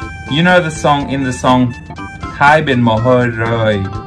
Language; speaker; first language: English; native; English